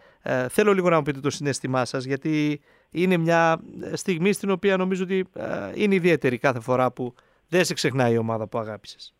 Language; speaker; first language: Greek; native; Greek